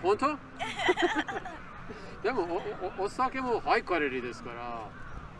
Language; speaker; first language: Japanese; non-native, learner; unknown